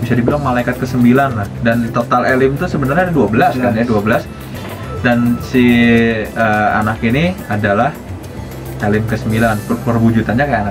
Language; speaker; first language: Indonesian; native; Indonesian